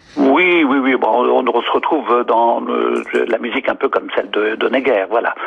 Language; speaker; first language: French; native; French